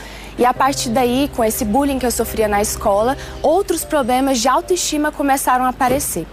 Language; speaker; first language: Portuguese; early bilingual, other home language; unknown